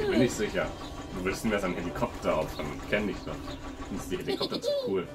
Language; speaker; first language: German; native; German